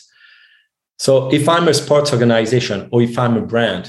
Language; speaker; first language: English; non-native, fluent; French